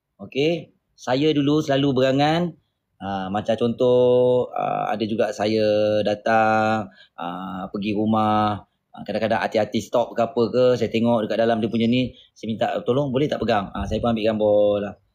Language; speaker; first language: Malay; native; Malay